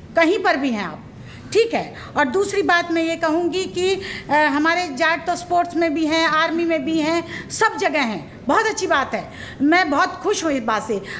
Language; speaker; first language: Hindi; native; Hindi